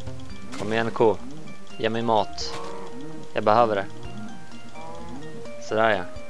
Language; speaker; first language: Swedish; native; Swedish